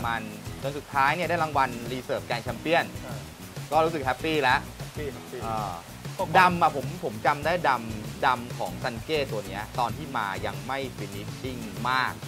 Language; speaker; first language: Thai; native; Thai